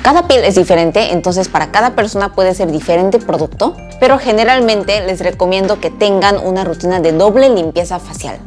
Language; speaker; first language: Spanish; non-native, fluent; Korean